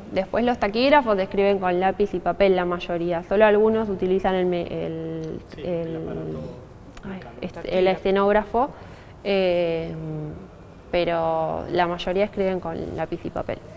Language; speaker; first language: Spanish; native; Spanish